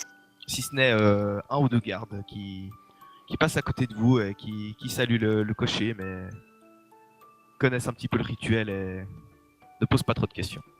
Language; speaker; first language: French; native; French